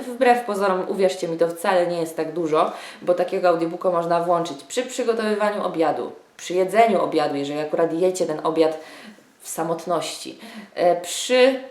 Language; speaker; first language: Polish; native; Polish